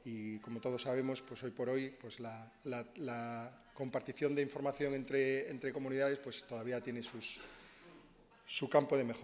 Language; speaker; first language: Spanish; native; Spanish